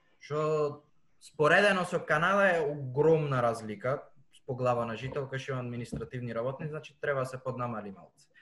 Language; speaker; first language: Macedonian; native; Macedonian